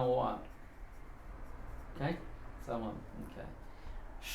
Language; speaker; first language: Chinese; non-native, learner; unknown